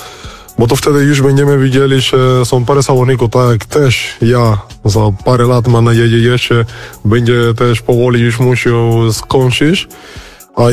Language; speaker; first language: Polish; non-native, fluent; Spanish